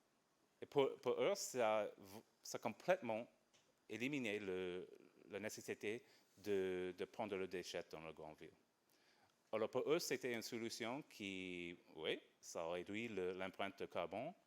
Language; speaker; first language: French; non-native, fluent; English